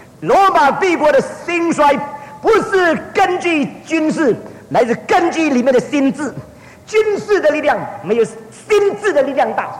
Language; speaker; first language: Chinese; early bilingual, heritage; Chinese